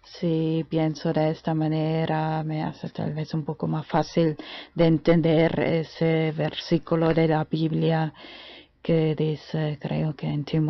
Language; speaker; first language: Spanish; non-native, fluent; German